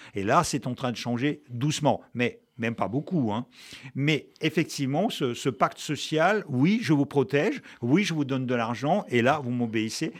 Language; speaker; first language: French; non-native, fluent; Russian